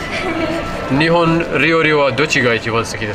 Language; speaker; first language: Japanese; non-native, learner; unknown